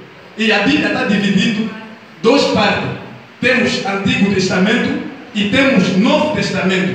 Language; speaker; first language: Portuguese; non-native, learner; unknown